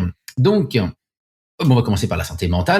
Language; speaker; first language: French; native; French